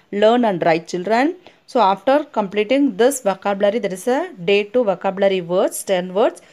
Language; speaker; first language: English; non-native, local second language; Tamil